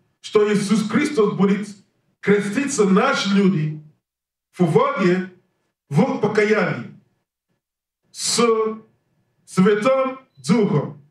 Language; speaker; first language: Russian; non-native, learner; English